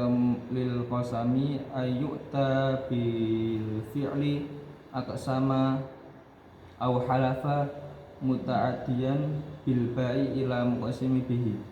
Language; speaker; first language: Arabic; non-native, learner; Indonesian